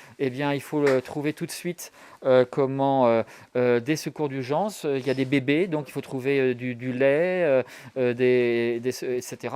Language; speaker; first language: French; native; French